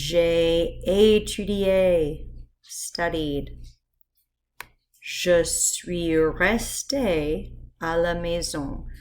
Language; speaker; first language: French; non-native, fluent; English